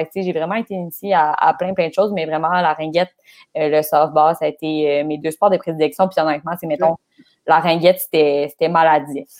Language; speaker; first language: French; native; French